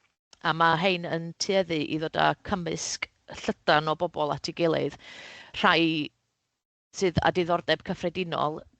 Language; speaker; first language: Welsh; native; Welsh